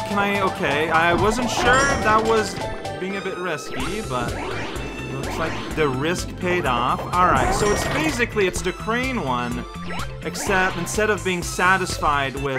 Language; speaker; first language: English; native; English